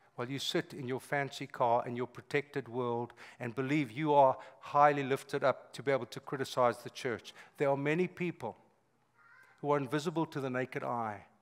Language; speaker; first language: English; native; English